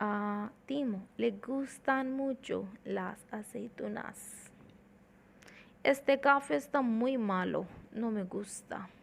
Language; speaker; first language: Spanish; non-native, learner; Hindi